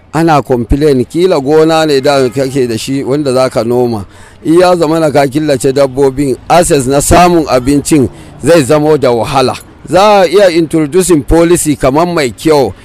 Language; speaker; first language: Hausa; non-native, local second language; Fula